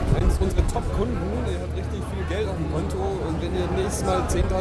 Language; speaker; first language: German; non-native, fluent; English